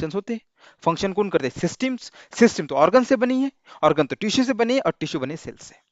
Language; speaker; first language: Hindi; non-native, local second language; Marathi